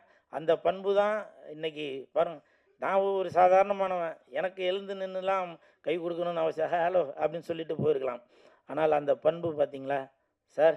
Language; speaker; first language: Tamil; native; Tamil